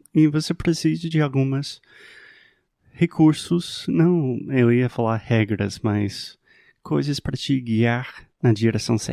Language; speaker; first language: Portuguese; non-native, fluent; English